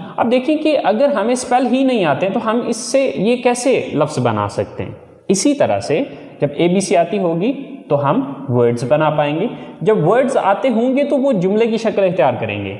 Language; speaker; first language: Urdu; native; Urdu